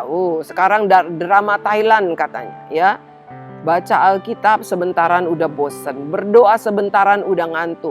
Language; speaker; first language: Indonesian; native; Indonesian